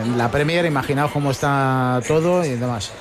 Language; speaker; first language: Spanish; native; Spanish